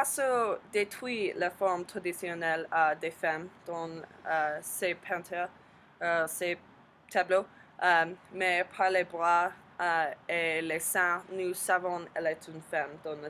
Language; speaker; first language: French; non-native, learner; English